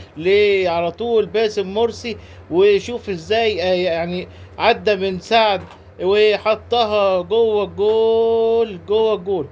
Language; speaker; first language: Arabic; native; Arabic